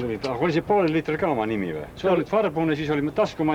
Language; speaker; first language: Finnish; non-native, learner; Estonian